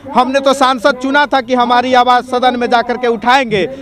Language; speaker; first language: Hindi; native; Hindi